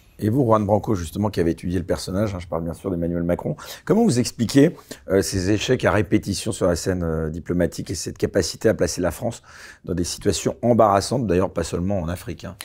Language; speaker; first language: French; native; French